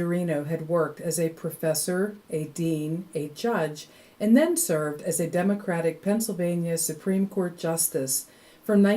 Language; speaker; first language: English; native; English